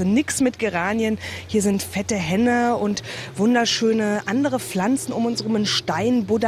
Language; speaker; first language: German; native; German